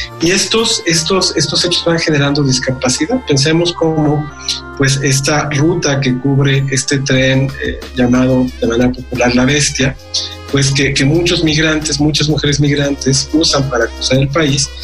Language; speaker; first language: Spanish; native; Spanish